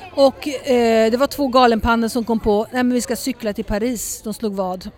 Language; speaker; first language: Swedish; early bilingual, heritage; Swedish